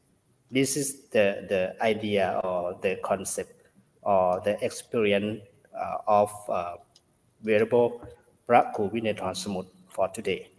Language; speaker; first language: English; non-native, learner; Thai